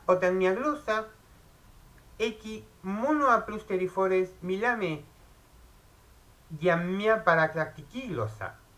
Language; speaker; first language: Greek; non-native, learner; Spanish